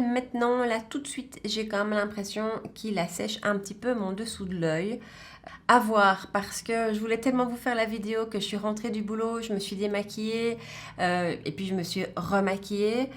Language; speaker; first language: French; native; French